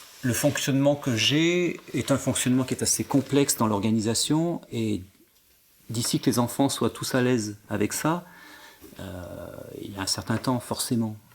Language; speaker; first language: French; native; French